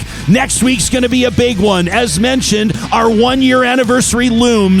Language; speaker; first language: English; native; English